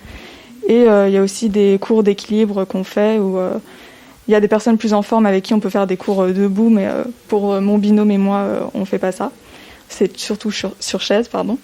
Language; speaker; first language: French; native; French